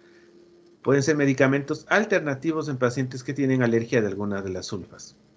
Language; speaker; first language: Spanish; native; Spanish